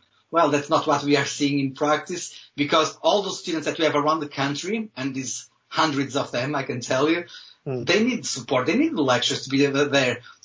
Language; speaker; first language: English; non-native, fluent; Portuguese